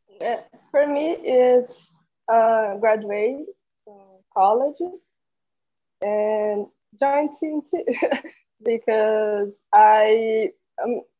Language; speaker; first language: English; non-native, learner; Portuguese